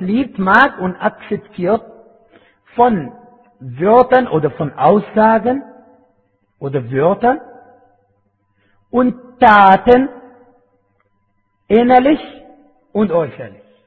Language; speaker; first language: German; non-native, fluent; Arabic